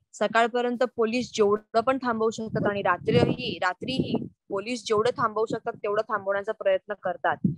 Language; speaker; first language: Marathi; native; Marathi